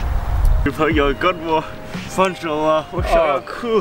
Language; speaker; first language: Chinese; non-native, learner; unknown